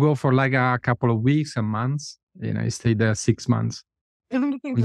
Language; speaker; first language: English; non-native, fluent; Italian